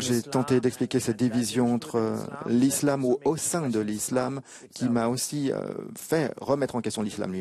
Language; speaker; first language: French; non-native, fluent; Urdu